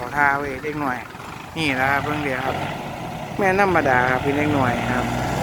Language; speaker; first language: Thai; native; Thai